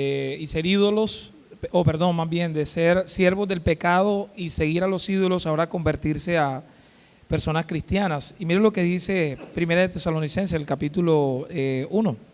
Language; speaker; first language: Spanish; native; Spanish